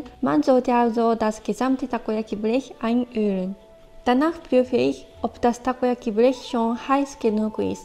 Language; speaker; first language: German; non-native, fluent; Japanese